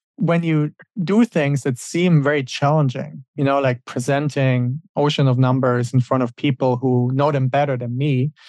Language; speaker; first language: English; non-native, fluent; German